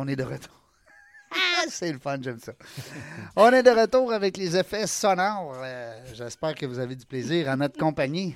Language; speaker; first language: French; native; French